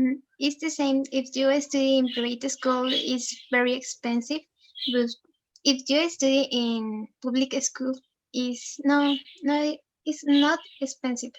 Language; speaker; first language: English; non-native, learner; Spanish